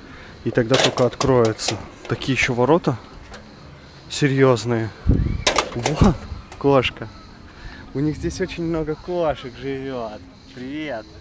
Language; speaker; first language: Russian; native; Russian